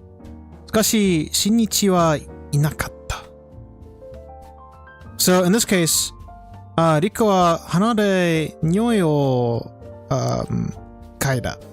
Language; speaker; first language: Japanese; non-native, learner; English